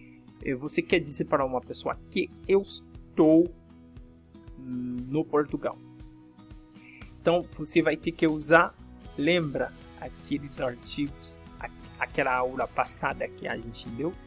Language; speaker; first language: Portuguese; non-native, fluent; French